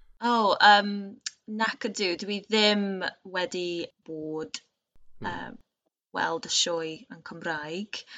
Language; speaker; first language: Welsh; non-native, local second language; English